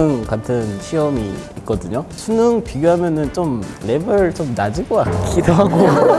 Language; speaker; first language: Korean; non-native, fluent; Kinyarwanda